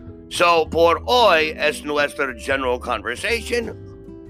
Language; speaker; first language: Spanish; non-native, learner; English